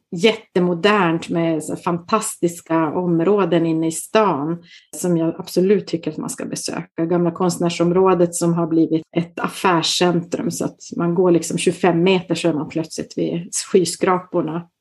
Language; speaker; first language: Swedish; native; Swedish